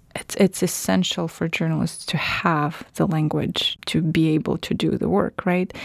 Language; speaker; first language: English; non-native, fluent; Russian